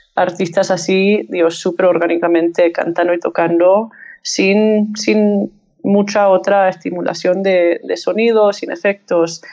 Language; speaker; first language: Spanish; early bilingual, heritage; English